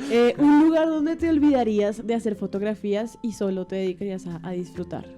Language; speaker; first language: Spanish; native; Spanish